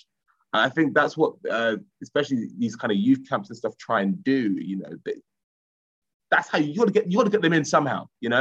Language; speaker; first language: English; native; English